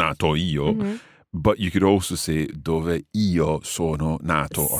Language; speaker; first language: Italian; non-native, fluent; English